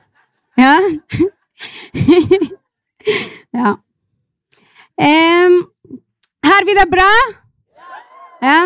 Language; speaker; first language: Norwegian; non-native, fluent; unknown